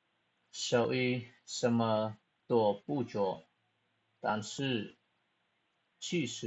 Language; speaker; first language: Chinese; non-native, fluent; Khmer